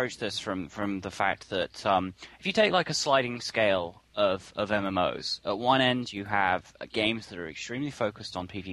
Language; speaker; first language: English; native; English